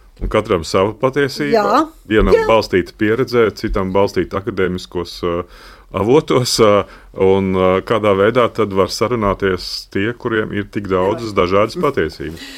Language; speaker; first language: Latvian; native; Latvian